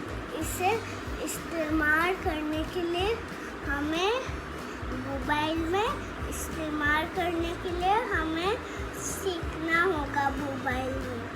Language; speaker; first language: Hindi; non-native, local second language; Assamese